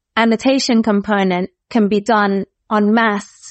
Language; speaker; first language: English; native; English